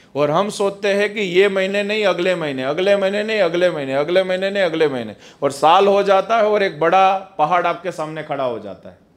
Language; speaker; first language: Hindi; non-native, local second language; Gujarati